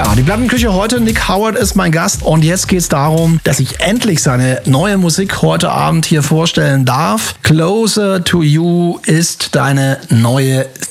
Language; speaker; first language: German; native; German